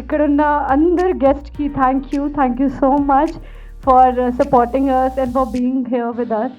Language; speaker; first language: Telugu; non-native, fluent; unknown